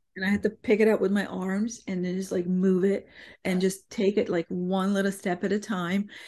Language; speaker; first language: English; non-native, fluent; Bosnian